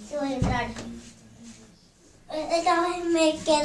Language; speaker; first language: Spanish; native; Spanish